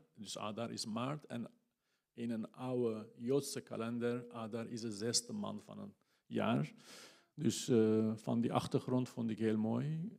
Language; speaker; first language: Dutch; non-native, fluent; Kurdish